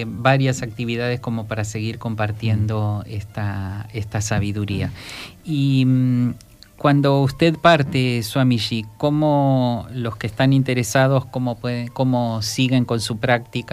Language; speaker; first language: Spanish; native; Spanish